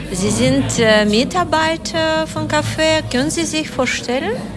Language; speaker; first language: German; non-native, learner; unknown